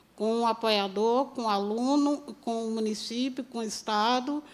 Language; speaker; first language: Portuguese; native; Portuguese